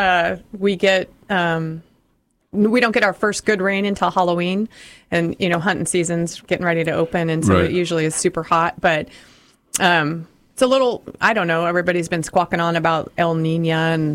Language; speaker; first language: English; native; English